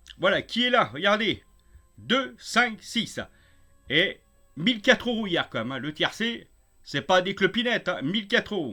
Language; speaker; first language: French; native; French